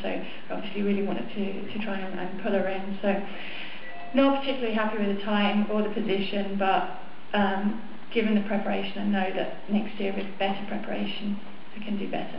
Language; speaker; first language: English; native; English